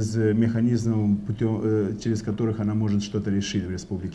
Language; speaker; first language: Russian; non-native, local second language; Romanian